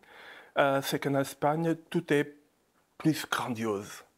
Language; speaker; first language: French; non-native, fluent; Portuguese